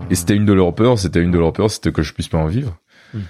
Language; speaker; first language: French; native; French